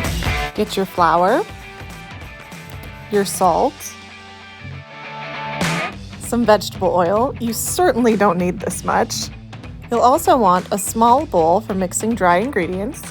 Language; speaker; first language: English; native; English